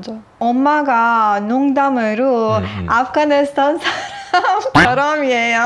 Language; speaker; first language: Korean; non-native, learner; Persian